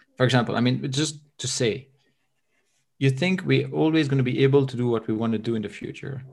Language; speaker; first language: English; non-native, fluent; French